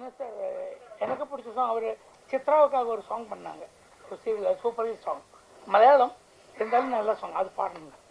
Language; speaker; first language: Tamil; non-native, local second language; Malayalam